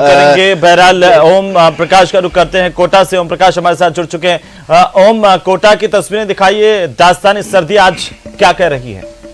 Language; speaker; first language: Hindi; native; Hindi